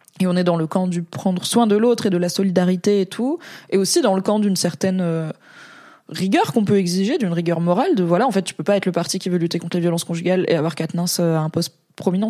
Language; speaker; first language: French; native; French